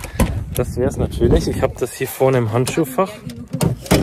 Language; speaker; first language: German; native; German